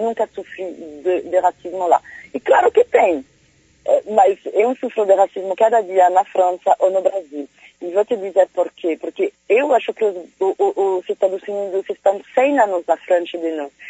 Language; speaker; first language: Portuguese; non-native, fluent; French